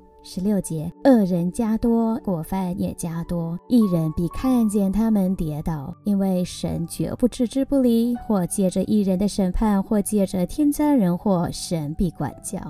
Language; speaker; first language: Chinese; native; Chinese